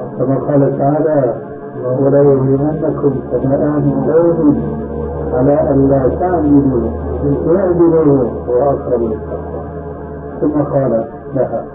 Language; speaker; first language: Arabic; early bilingual, other home language; Albanian